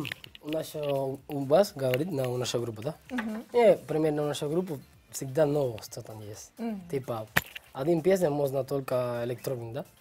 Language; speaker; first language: Russian; non-native, learner; Spanish